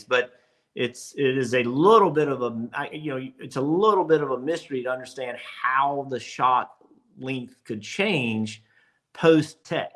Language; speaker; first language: English; native; English